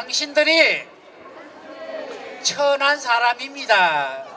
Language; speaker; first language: Korean; native; Korean